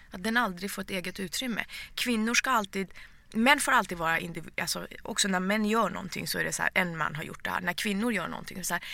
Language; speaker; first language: Swedish; early bilingual, other home language; Persian